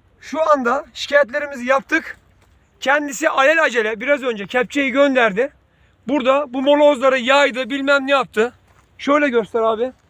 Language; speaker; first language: Turkish; native; Turkish